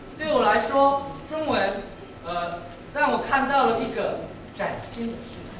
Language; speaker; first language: Chinese; non-native, learner; Korean